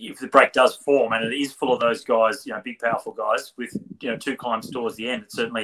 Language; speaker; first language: English; native; English